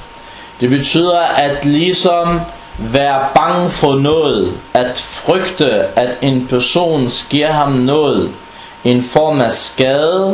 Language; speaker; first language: Danish; non-native, fluent; Arabic